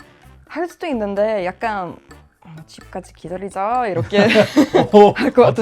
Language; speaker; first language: Korean; non-native, fluent; Swedish